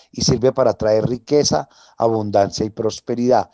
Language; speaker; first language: Spanish; native; Spanish